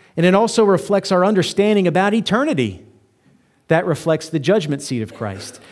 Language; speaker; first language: English; native; English